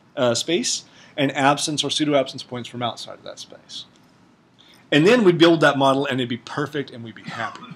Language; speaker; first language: English; native; English